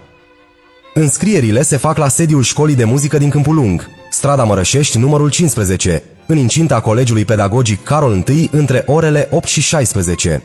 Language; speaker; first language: Romanian; native; Romanian